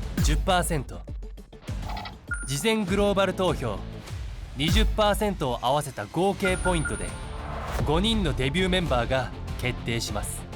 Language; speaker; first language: Japanese; native; Japanese